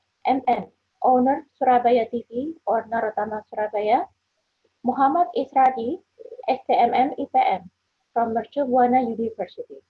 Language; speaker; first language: English; non-native, fluent; Indonesian